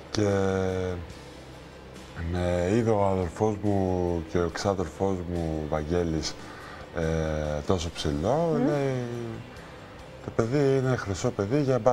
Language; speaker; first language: Greek; early bilingual, heritage; Greek